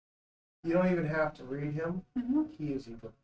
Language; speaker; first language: English; native; English